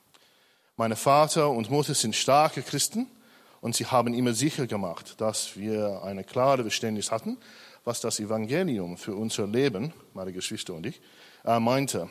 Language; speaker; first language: German; non-native, learner; English